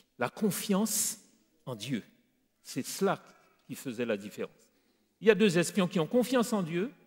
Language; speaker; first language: French; native; French